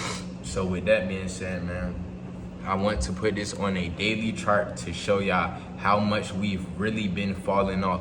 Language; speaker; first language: English; native; English